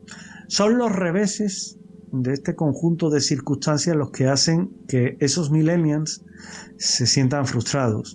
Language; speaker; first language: Spanish; native; Spanish